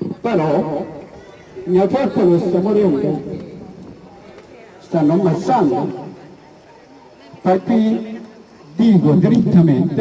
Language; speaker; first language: Italian; non-native, learner; Oromo